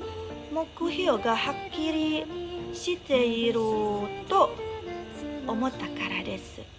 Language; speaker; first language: Japanese; non-native, learner; Indonesian